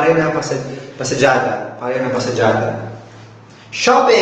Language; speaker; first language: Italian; non-native, learner; English